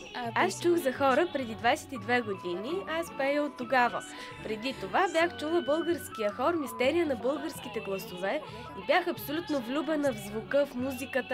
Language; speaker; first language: Bulgarian; non-native, fluent; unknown